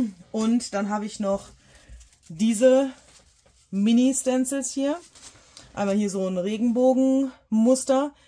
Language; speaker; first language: German; native; German